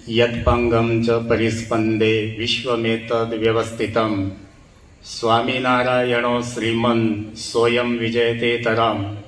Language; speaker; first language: Hindi; non-native, local second language; Marathi